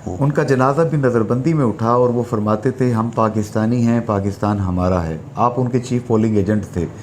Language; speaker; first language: Urdu; non-native, local second language; Pahari-Potwari